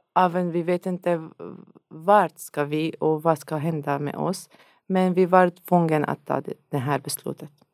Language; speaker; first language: Swedish; non-native, learner; Arabic